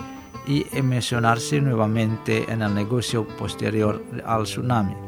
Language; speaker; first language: Spanish; non-native, fluent; Indonesian